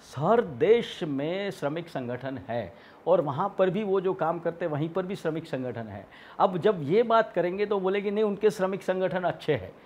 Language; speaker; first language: Hindi; non-native, local second language; Gujarati